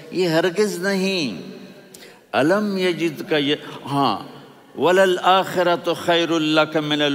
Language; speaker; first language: Urdu; non-native, local second language; Punjabi